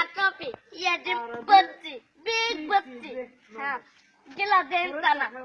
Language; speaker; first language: Turkish; native; Turkish